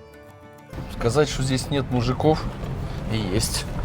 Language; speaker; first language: Russian; native; Russian